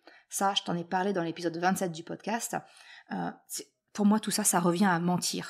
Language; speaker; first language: French; native; French